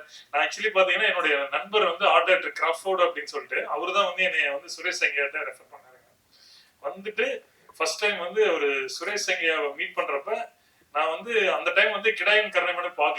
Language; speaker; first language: Tamil; native; Tamil